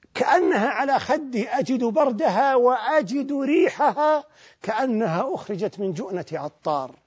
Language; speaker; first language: Arabic; native; Arabic